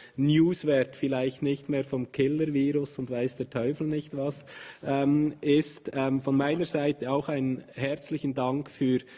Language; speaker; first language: German; native; German